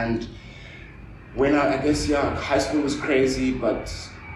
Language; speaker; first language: English; non-native, local second language; Afrikaans